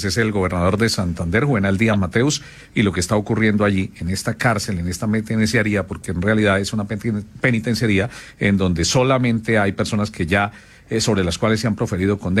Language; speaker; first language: Spanish; native; Spanish